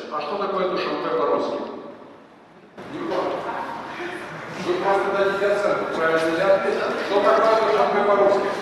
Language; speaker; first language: Russian; native; Russian